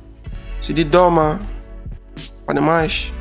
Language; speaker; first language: Russian; non-native, learner; Arabic